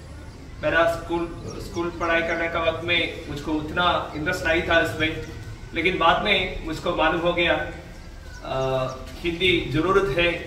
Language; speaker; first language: Hindi; non-native, local second language; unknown